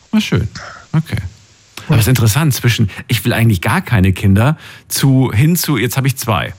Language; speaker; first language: German; native; German